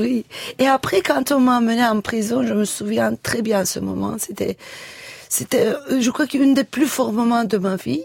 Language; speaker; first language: French; non-native, fluent; Turkish